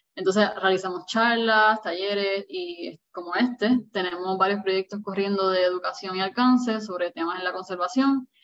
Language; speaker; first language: Spanish; native; Spanish